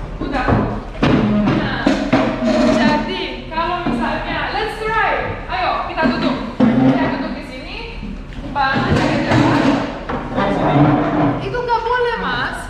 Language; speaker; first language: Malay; non-native, fluent; English